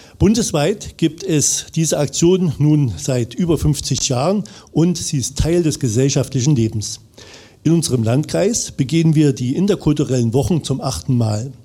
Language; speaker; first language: German; native; German